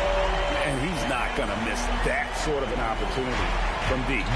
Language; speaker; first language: English; native; English